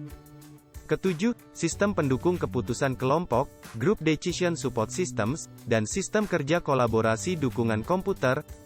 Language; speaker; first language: Indonesian; native; Indonesian